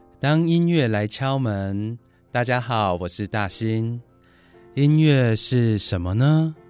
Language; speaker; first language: Chinese; native; Chinese